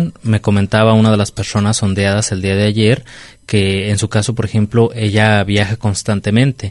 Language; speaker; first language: Spanish; native; Spanish